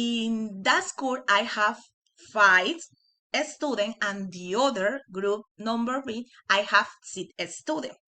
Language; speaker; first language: English; non-native, learner; Spanish